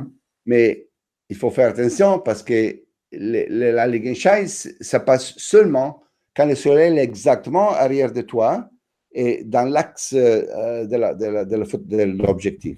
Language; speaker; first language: French; non-native, fluent; Italian